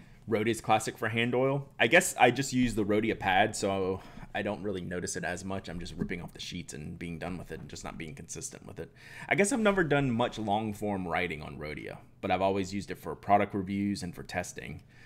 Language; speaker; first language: English; native; English